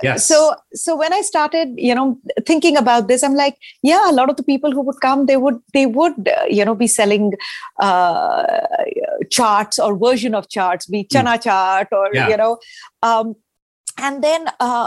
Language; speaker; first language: English; non-native, local second language; Hindi